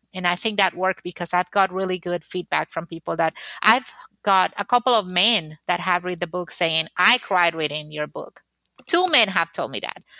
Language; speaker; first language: English; non-native, fluent; Spanish